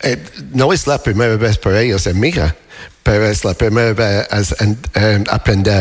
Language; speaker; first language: Spanish; non-native, learner; English